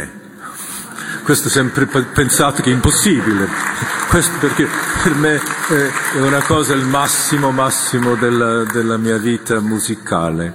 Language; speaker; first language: Italian; non-native, fluent; Korean